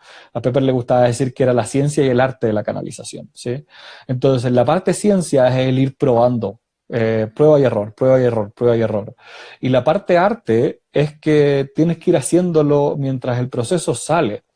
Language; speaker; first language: Spanish; native; Spanish